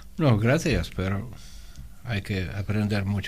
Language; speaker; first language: Spanish; non-native, learner; Russian